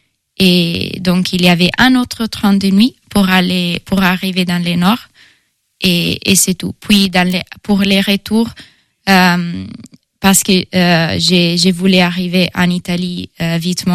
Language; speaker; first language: French; non-native, fluent; Italian